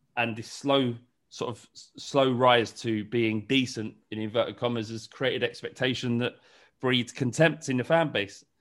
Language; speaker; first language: English; native; English